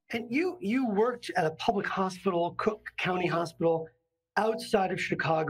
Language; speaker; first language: English; native; English